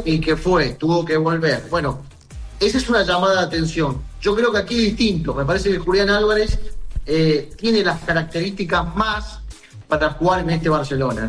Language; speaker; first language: Spanish; native; Spanish